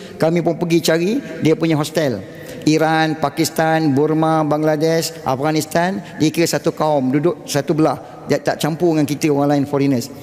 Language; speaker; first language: Malay; native; Malay